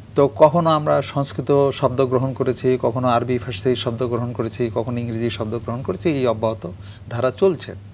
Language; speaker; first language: Bangla; native; Bangla